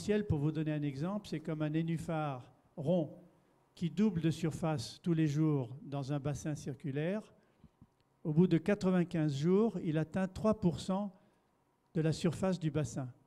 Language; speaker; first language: French; native; French